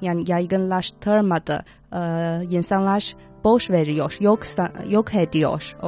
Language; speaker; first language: Turkish; non-native, fluent; Chinese